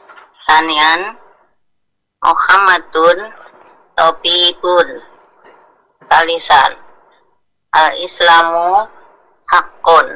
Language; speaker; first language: Arabic; non-native, learner; Indonesian